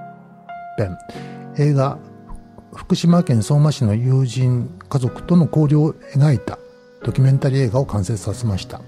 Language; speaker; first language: Japanese; native; Japanese